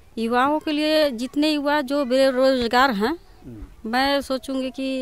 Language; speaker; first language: Hindi; non-native, local second language; Bhojpuri